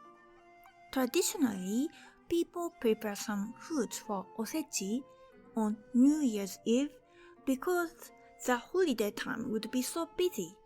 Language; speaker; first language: English; non-native, fluent; Japanese